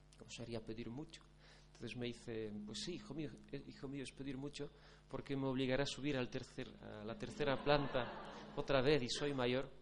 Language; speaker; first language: Spanish; non-native, fluent; Polish